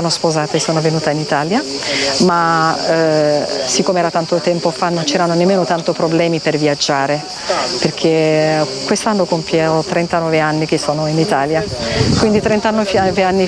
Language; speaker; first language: Italian; non-native, fluent; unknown